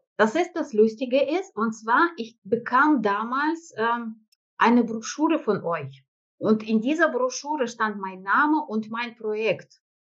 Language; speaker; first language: German; non-native, fluent; Russian